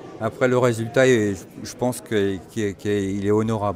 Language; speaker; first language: French; native; French